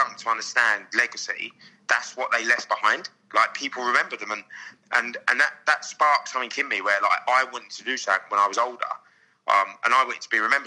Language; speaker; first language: English; native; English